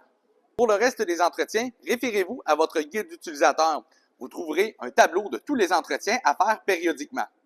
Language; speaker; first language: French; native; French